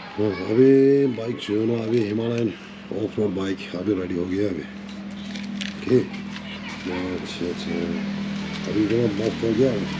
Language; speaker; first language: Hindi; non-native, local second language; Tibetan